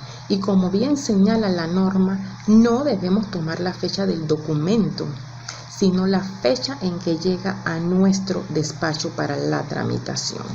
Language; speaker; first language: Spanish; native; Spanish